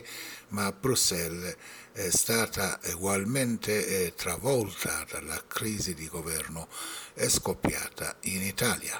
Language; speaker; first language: Italian; non-native, fluent; Persian